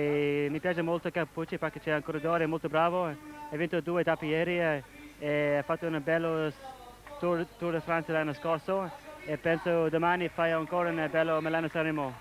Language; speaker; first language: Italian; non-native, learner; English